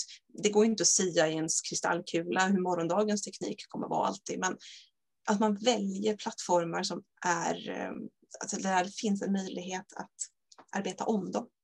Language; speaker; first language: Swedish; native; Swedish